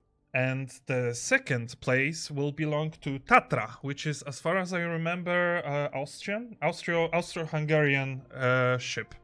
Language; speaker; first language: English; non-native, fluent; Polish